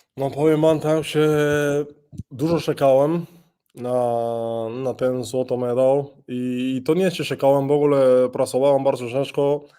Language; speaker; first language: Polish; non-native, learner; Spanish